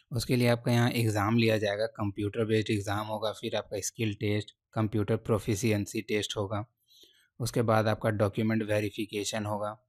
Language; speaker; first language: Hindi; native; Hindi